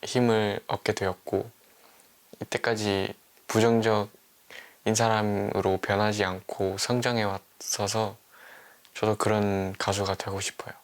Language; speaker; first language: Korean; early bilingual, other home language; Vietnamese